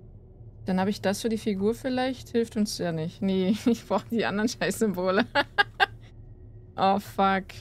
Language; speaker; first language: German; native; German